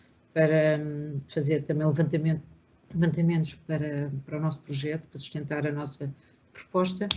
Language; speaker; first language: Portuguese; native; Portuguese